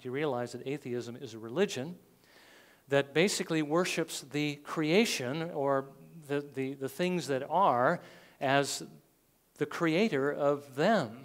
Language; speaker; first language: English; native; English